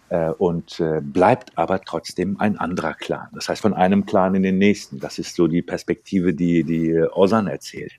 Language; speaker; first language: German; early bilingual, other home language; Turkish